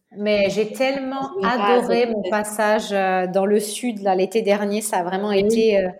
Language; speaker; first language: French; native; French